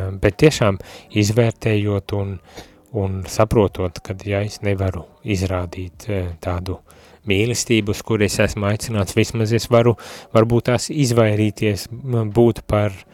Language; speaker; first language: Latvian; native; Latvian